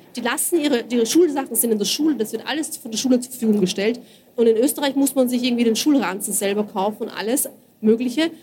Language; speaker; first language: German; early bilingual, other home language; Bosnian